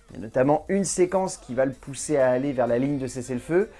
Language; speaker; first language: French; native; French